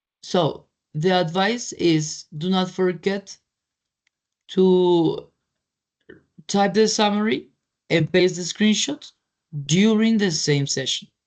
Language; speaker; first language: English; non-native, fluent; Spanish